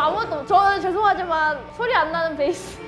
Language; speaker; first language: Korean; native; Korean